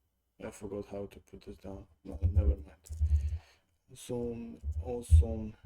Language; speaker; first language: English; non-native, fluent; Russian